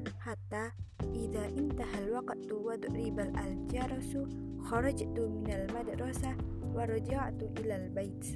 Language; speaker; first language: Arabic; non-native, learner; Indonesian